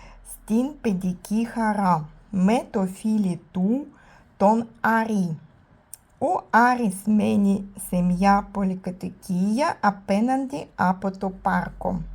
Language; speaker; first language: Greek; non-native, learner; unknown